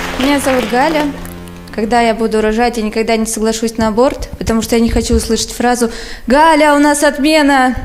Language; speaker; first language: Russian; early bilingual, other home language; Armenian